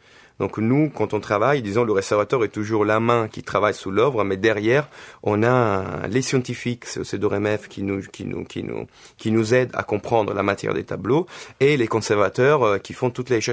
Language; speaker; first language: French; non-native, fluent; Italian